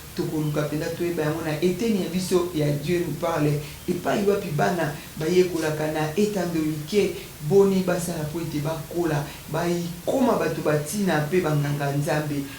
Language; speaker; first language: Lingala; native; Lingala